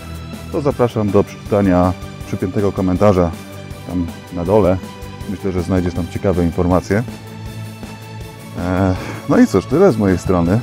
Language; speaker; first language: Polish; native; Polish